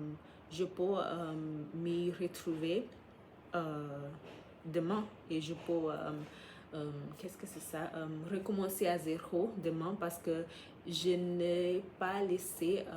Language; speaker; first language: French; non-native, fluent; English